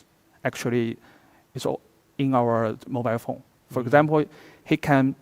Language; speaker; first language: English; non-native, fluent; Chinese